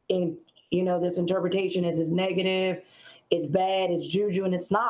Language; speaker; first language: English; native; English